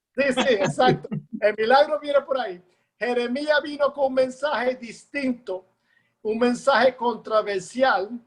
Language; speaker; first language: Spanish; early bilingual, heritage; Spanish